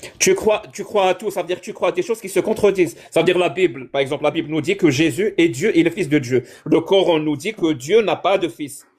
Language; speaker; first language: French; non-native, local second language; Arabic